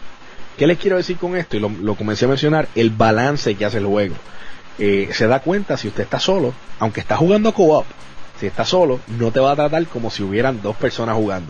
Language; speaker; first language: Spanish; native; Spanish